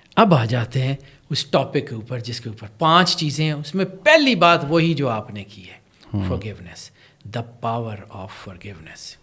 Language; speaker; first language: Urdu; non-native, local second language; Punjabi